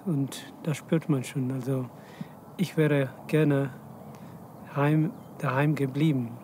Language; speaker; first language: German; non-native, fluent; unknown